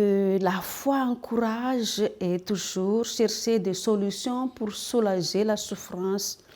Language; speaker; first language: French; non-native, local second language; Malagasy